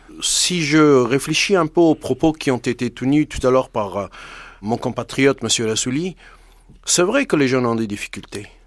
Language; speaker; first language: French; non-native, fluent; Persian